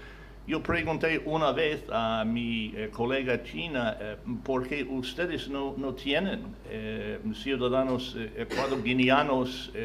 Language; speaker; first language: Spanish; non-native, fluent; English